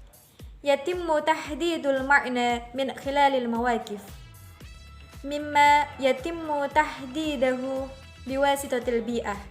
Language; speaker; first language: Arabic; non-native, learner; Indonesian